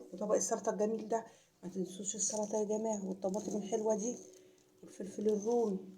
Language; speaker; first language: Arabic; native; Arabic